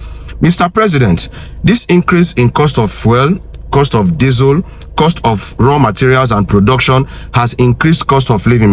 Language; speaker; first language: English; non-native, local second language; Igbo